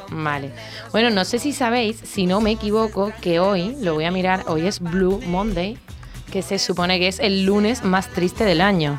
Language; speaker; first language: Spanish; native; Spanish